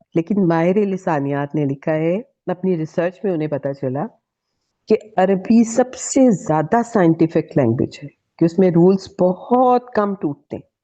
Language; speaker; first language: Urdu; native; Urdu